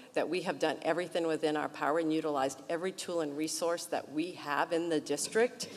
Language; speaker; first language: English; early bilingual, other home language; Portuguese